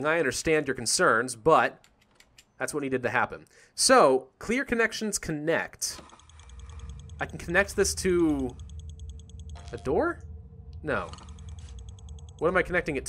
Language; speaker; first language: English; native; English